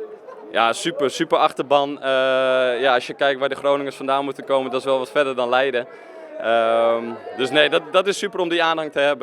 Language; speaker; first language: Dutch; native; Dutch